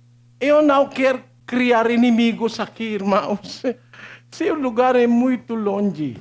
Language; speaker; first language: Portuguese; non-native, learner; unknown